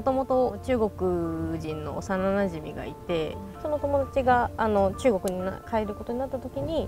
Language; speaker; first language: Japanese; native; Japanese